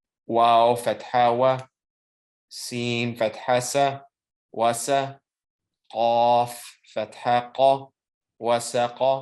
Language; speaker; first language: Arabic; non-native, learner; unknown